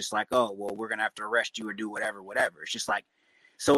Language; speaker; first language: English; native; English